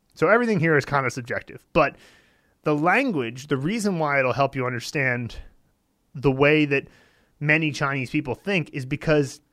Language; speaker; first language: English; native; English